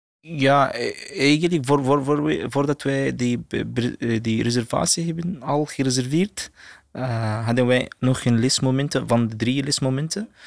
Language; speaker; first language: Dutch; non-native, learner; Arabic